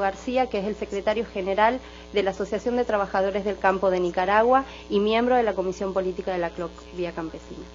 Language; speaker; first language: Spanish; native; Spanish